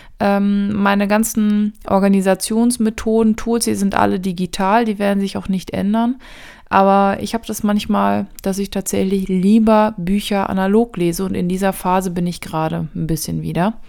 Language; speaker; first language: German; native; German